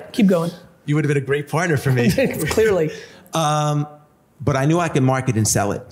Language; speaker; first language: English; native; English